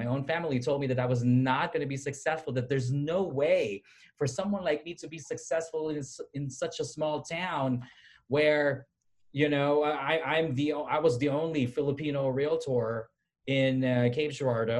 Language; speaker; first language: English; non-native, local second language; Filipino